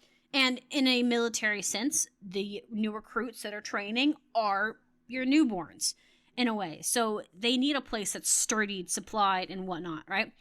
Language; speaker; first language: English; native; English